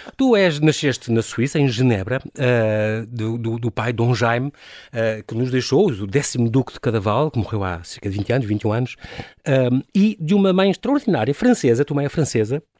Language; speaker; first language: Portuguese; native; Portuguese